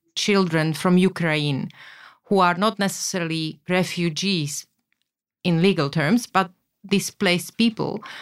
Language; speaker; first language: English; non-native, fluent; Slovak